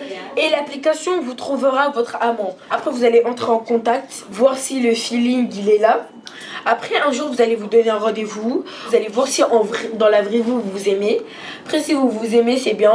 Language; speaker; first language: French; native; French